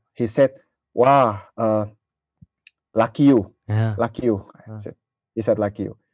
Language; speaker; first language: English; non-native, learner; Indonesian